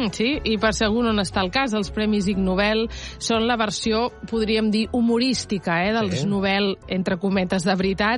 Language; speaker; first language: Catalan; native; Catalan